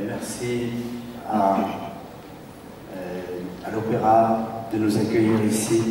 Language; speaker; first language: French; non-native, fluent; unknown